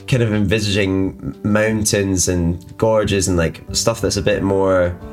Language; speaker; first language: English; native; English